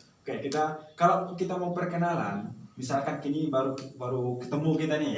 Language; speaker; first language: Indonesian; non-native, local second language; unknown